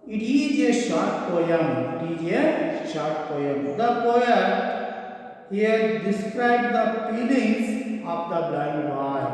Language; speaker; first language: English; non-native, local second language; Kannada